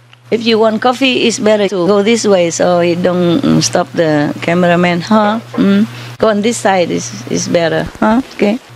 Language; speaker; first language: English; non-native, fluent; Vietnamese